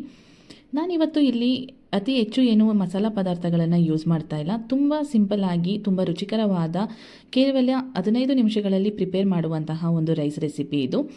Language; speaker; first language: Kannada; native; Kannada